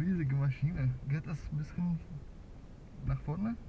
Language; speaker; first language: German; non-native, learner; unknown